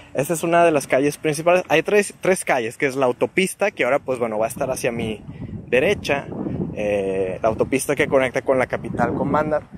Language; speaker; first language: Spanish; native; Spanish